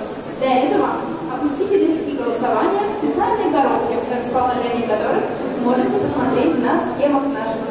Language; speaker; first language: Russian; native; Russian